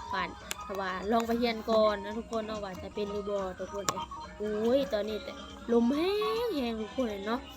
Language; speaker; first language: Thai; non-native, local second language; Lao